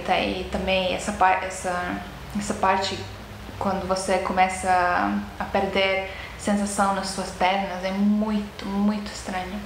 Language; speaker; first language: Portuguese; non-native, fluent; Estonian